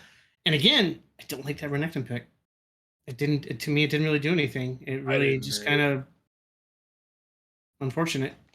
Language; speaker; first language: English; native; English